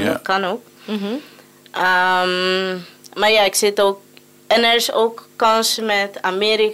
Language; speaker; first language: Dutch; non-native, local second language; Papiamento